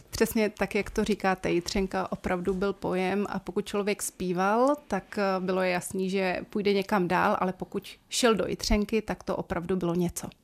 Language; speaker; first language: Czech; native; Czech